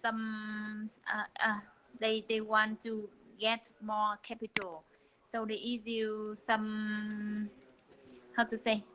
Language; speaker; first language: English; non-native, learner; Vietnamese